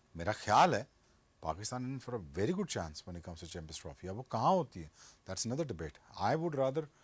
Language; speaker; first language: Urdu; non-native, local second language; Punjabi